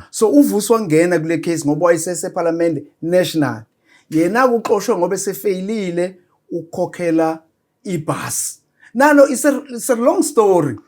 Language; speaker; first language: Zulu; native; Zulu